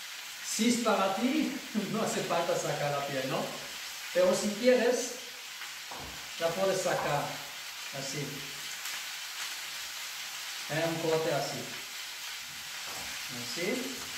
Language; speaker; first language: Spanish; non-native, fluent; German